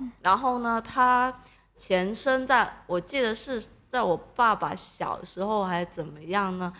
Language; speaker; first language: Chinese; non-native, local second language; Cantonese